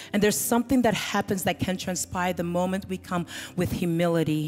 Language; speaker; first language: English; native; English